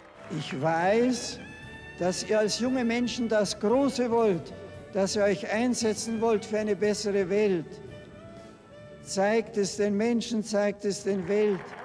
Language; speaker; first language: German; native; German